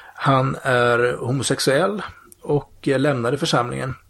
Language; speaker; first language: Swedish; native; Swedish